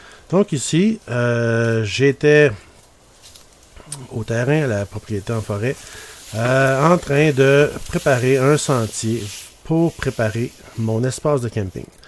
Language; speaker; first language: French; native; French